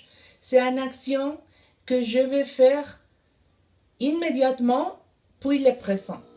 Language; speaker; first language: French; non-native, learner; Spanish